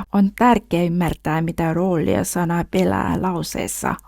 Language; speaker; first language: Finnish; non-native, fluent; Vietnamese